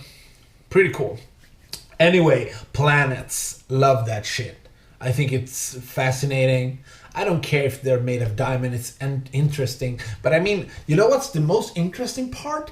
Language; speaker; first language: English; native; English